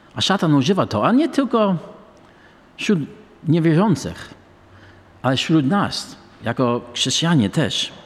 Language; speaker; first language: Polish; non-native, fluent; English